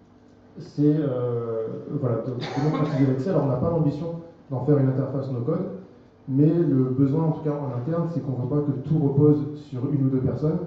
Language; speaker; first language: French; native; French